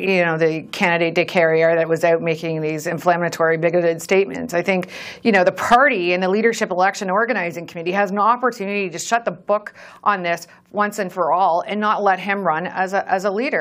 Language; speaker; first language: English; native; English